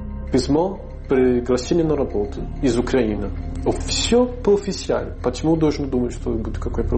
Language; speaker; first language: Russian; non-native, learner; Portuguese